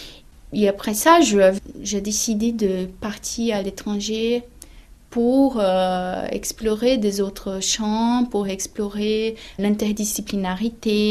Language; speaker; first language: French; non-native, fluent; Portuguese